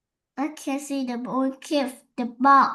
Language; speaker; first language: English; non-native, learner; Vietnamese